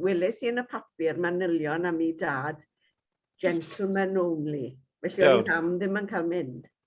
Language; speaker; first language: Welsh; native; Welsh